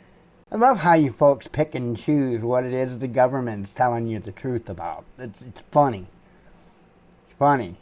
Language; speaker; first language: English; native; English